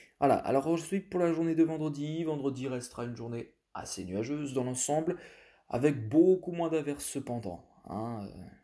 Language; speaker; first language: French; native; French